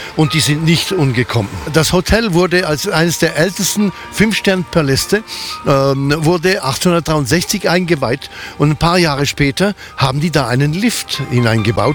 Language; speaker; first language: German; non-native, local second language; French